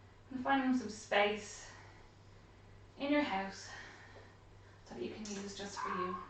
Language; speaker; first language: English; native; English